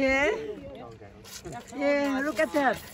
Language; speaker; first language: English; non-native, learner; Indonesian